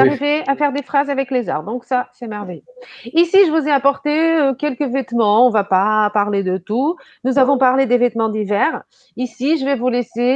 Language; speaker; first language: French; non-native, fluent; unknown